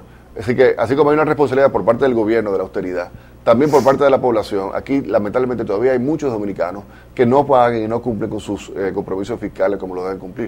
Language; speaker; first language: Spanish; native; Spanish